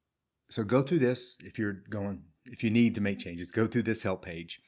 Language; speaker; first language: English; native; English